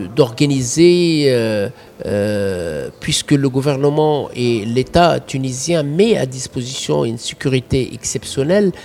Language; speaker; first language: French; non-native, local second language; Arabic